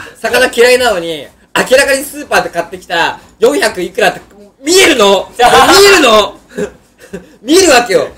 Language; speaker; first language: Japanese; native; Japanese